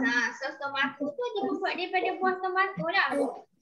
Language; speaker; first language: Malay; native; Malay